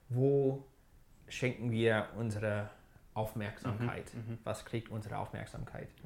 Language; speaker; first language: German; non-native, fluent; English